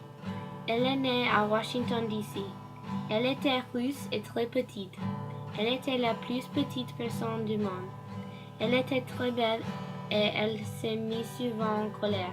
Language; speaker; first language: French; non-native, learner; English